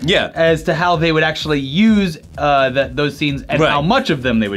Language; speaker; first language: English; native; English